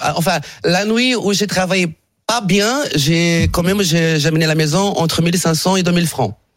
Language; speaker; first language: French; non-native, fluent; Portuguese